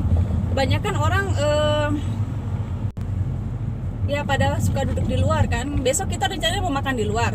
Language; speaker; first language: Indonesian; native; Indonesian